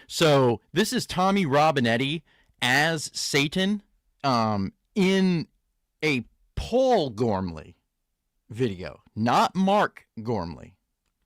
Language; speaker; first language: English; native; English